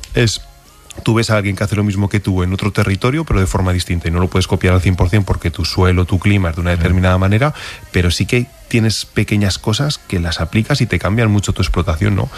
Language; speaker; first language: Spanish; native; Spanish